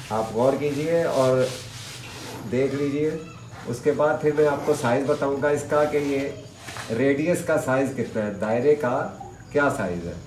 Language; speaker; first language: Urdu; native; Urdu